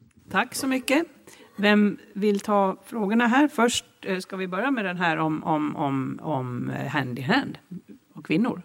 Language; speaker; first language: Swedish; native; Swedish